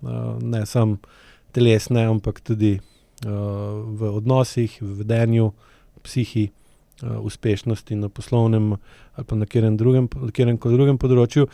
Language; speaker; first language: Slovenian; native; Slovenian